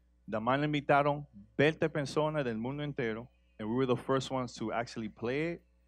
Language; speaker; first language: English; native; English